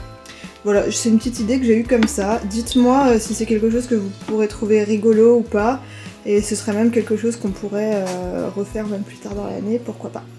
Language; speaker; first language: French; native; French